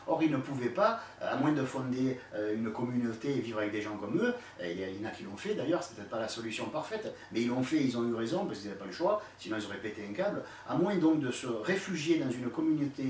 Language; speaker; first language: French; native; French